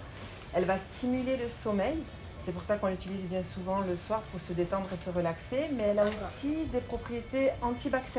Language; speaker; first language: French; native; French